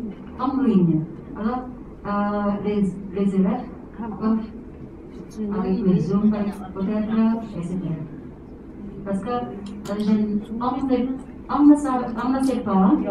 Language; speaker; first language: French; non-native, learner; Indonesian